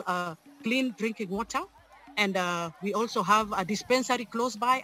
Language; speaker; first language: English; non-native, local second language; Luo (Kenya and Tanzania)